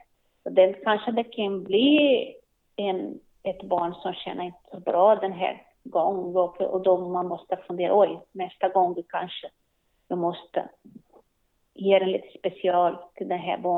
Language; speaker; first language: Swedish; non-native, learner; Portuguese